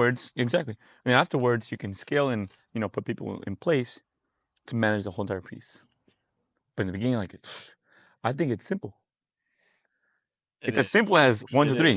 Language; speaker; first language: English; native; English